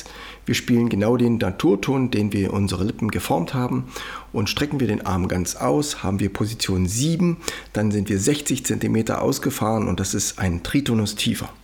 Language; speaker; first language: German; native; German